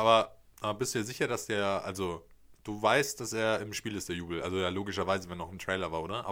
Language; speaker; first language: German; native; German